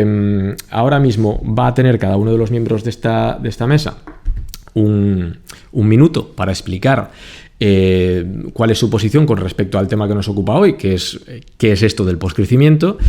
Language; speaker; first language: Spanish; native; Spanish